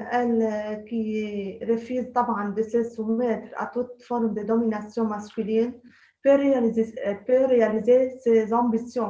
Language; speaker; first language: French; non-native, local second language; Arabic